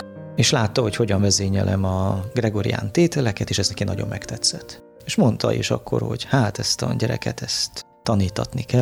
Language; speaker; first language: Hungarian; native; Hungarian